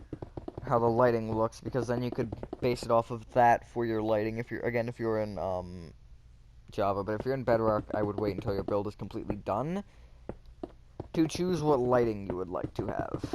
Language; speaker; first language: English; native; English